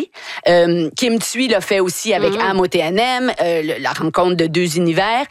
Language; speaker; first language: French; native; French